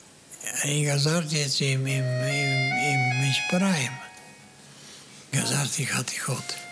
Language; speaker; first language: Hebrew; non-native, fluent; German